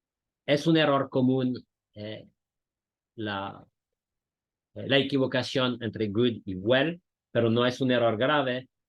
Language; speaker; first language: Spanish; non-native, fluent; French